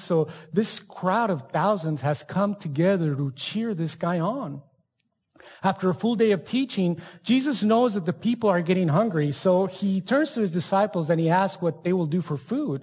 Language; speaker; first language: English; native; English